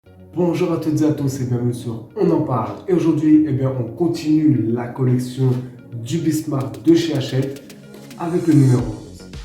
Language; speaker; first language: French; native; French